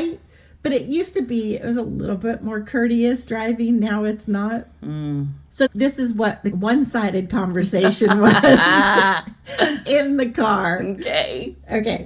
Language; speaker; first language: English; native; English